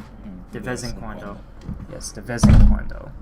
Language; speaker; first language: Spanish; non-native, learner; English